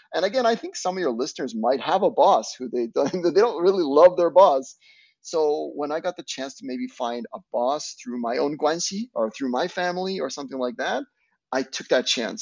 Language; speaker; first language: English; native; English